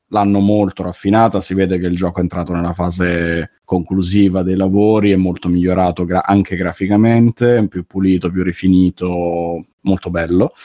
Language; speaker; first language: Italian; native; Italian